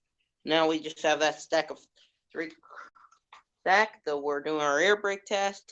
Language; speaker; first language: English; native; English